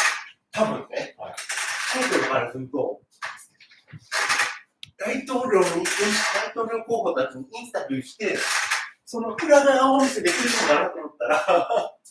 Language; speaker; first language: Japanese; native; Japanese